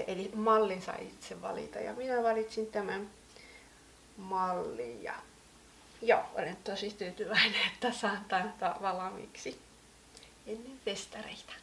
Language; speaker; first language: Finnish; native; Finnish